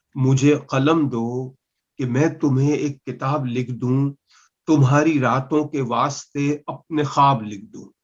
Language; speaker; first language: Urdu; non-native, local second language; Punjabi